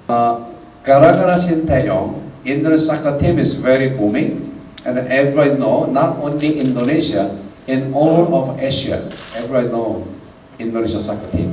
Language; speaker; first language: English; non-native, fluent; Korean